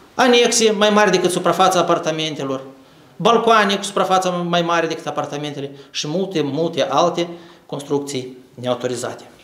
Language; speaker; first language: Romanian; native; Romanian